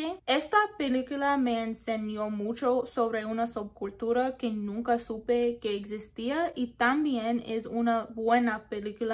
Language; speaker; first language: Spanish; non-native, learner; English